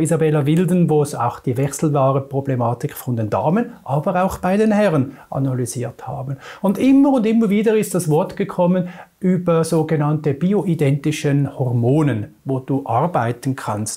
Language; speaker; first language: German; native; German